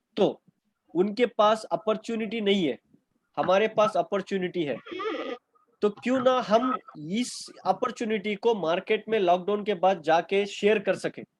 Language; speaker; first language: Hindi; non-native, local second language; Urdu